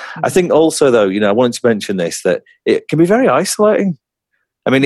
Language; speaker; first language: English; native; English